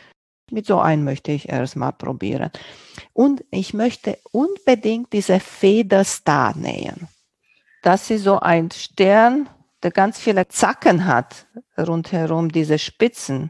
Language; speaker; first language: German; non-native, local second language; Romanian